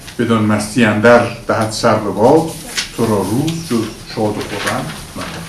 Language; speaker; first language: Persian; native; Persian